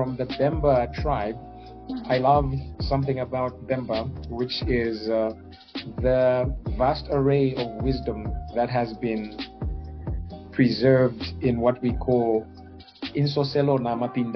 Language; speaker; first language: English; non-native, local second language; Bemba